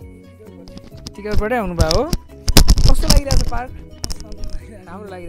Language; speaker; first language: Nepali; native; Nepali